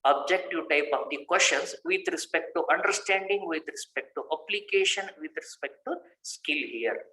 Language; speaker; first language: English; non-native, local second language; Kannada